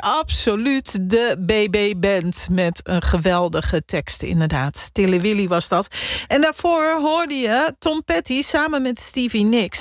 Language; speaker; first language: Dutch; native; Dutch